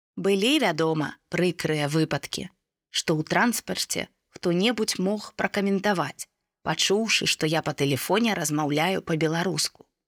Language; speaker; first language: Belarusian; non-native, local second language; Russian